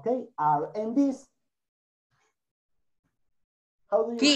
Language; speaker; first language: English; non-native, learner; Spanish